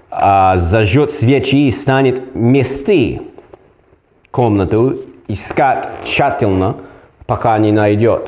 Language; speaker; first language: Russian; non-native, learner; English